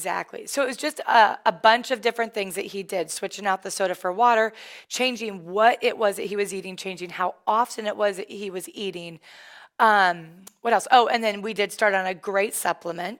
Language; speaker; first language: English; native; English